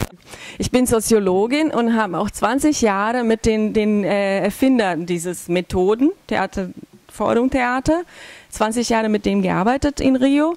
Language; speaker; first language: German; non-native, fluent; Portuguese